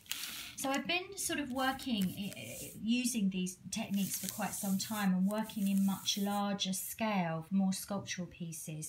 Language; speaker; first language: English; native; English